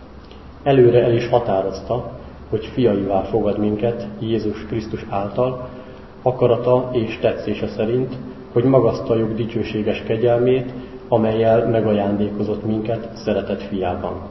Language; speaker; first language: Hungarian; native; Hungarian